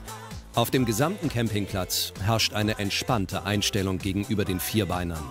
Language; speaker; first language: German; native; German